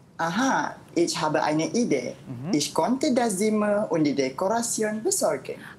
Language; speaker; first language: German; non-native, learner; Malay